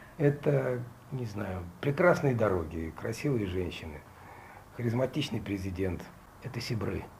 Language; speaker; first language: Russian; native; Russian